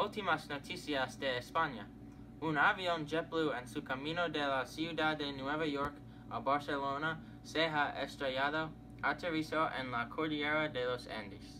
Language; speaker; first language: Spanish; non-native, learner; English